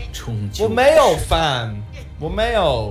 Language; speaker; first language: Chinese; non-native, learner; English